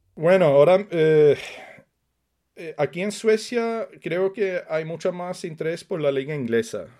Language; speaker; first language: Spanish; early bilingual, other home language; Swedish